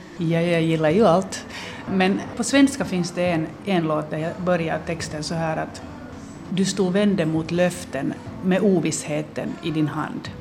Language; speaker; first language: Swedish; native; Swedish